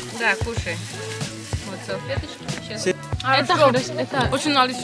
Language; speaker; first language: Russian; native; Russian